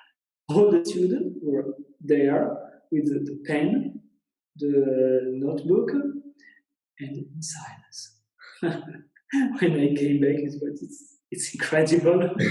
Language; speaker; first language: English; non-native, learner; Italian